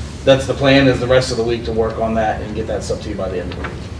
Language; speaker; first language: English; native; English